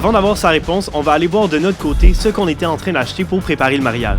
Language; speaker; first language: French; native; French